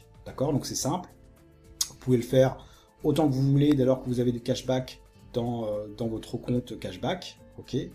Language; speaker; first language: French; native; French